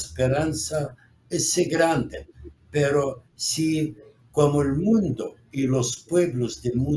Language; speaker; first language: Spanish; non-native, fluent; Arabic